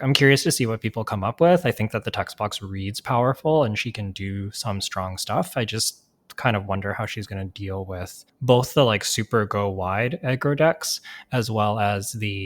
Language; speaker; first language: English; native; English